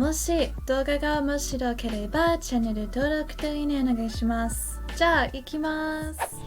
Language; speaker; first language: Japanese; non-native, fluent; English